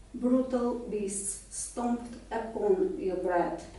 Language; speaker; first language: English; non-native, fluent; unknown